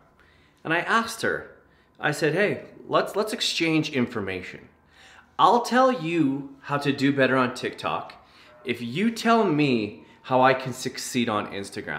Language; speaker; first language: English; native; English